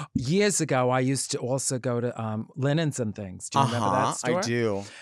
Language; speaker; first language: English; native; English